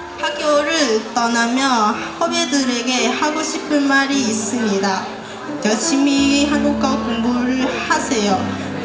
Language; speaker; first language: Korean; non-native, fluent; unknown